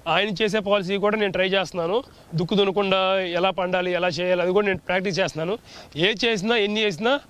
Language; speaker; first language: Telugu; native; Telugu